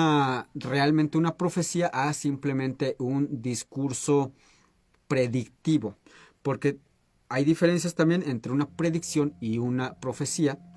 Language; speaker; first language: Spanish; native; Spanish